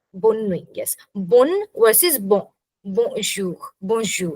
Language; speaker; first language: French; non-native, fluent; English